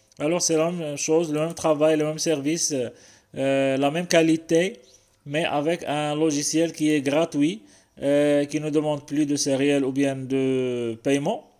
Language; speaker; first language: French; non-native, local second language; Arabic